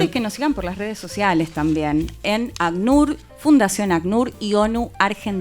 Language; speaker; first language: Spanish; native; Spanish